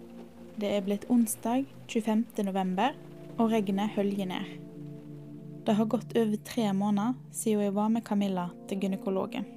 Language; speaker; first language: Norwegian; native; Norwegian